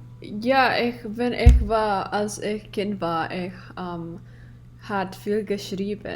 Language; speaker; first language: German; non-native, learner; English